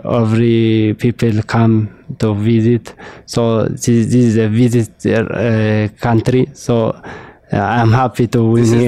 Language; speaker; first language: English; non-native, learner; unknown